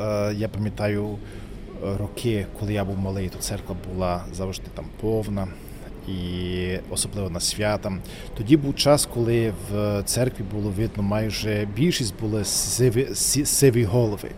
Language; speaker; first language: Ukrainian; early bilingual, heritage; Ukrainian